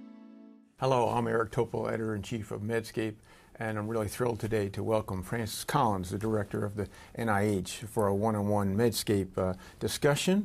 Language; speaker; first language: English; native; English